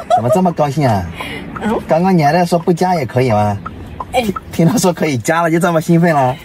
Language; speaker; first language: Chinese; native; Chinese